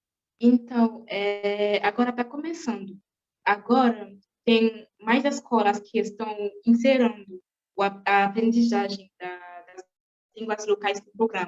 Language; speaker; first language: Portuguese; non-native, fluent; French